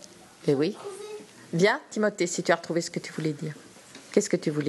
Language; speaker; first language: French; native; French